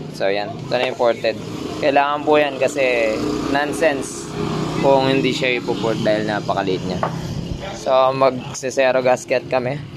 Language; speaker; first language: Filipino; native; Filipino